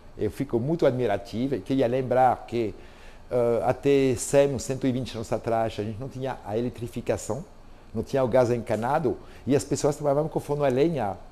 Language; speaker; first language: Portuguese; non-native, fluent; French